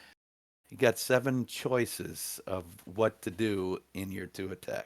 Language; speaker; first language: English; native; English